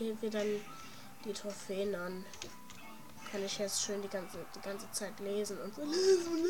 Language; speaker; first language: German; native; German